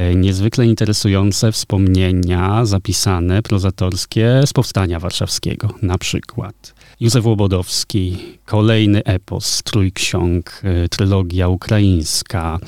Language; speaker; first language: Polish; native; Polish